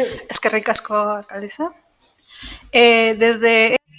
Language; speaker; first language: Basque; non-native, local second language; Spanish